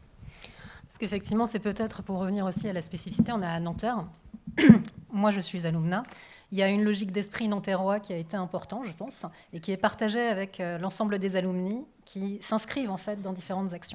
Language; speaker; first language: French; native; French